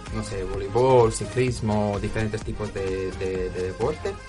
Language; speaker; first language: Spanish; non-native, fluent; Croatian